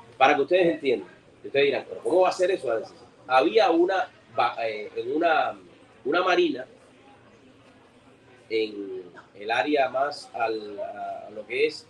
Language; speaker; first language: Spanish; native; Spanish